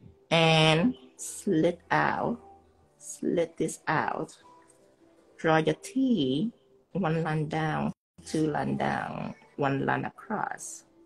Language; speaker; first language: English; non-native, fluent; Vietnamese